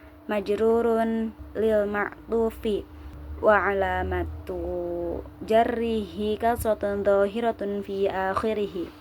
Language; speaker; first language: Arabic; non-native, learner; Indonesian